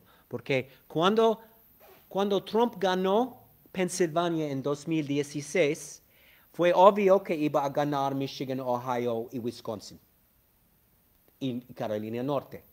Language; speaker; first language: Spanish; non-native, fluent; English